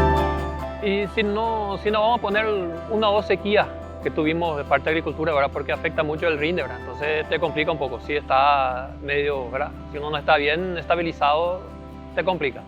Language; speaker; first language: Spanish; early bilingual, other home language; German